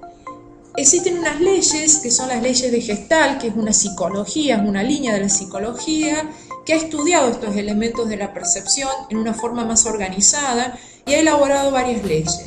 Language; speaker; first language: Spanish; native; Spanish